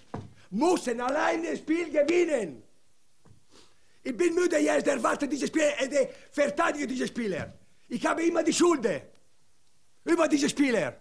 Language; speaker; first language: German; non-native, learner; Italian